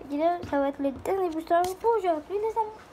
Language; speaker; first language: French; native; French